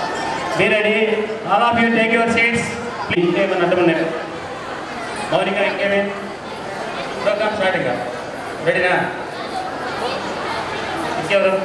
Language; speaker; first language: Telugu; native; Telugu